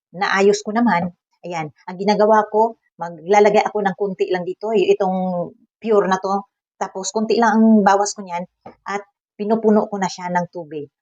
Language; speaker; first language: Filipino; native; Filipino